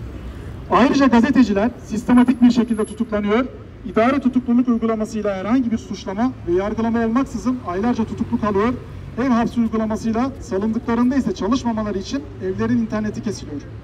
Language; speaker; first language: Turkish; native; Turkish